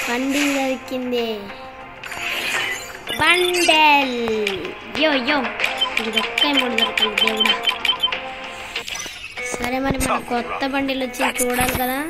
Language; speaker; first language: Telugu; native; Telugu